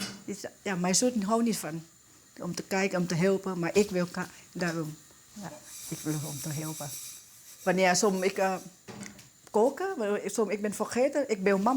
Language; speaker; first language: Dutch; non-native, learner; Thai